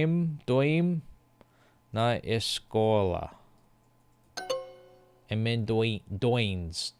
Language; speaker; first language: Portuguese; non-native, learner; English